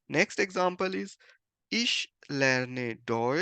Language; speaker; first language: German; non-native, fluent; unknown